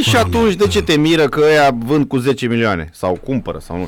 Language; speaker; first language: Romanian; native; Romanian